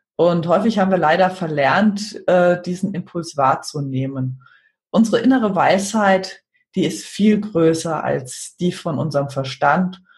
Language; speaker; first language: German; native; German